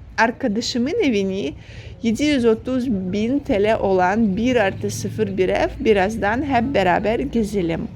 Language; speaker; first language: Turkish; non-native, fluent; Russian